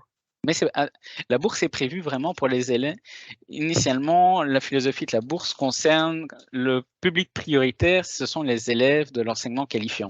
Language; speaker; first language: French; native; French